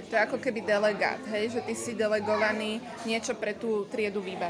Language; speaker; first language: Slovak; native; Slovak